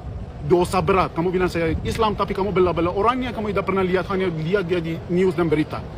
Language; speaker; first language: Indonesian; non-native, learner; Persian